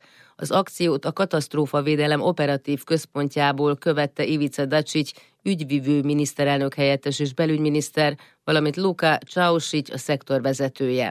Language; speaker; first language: Hungarian; native; Hungarian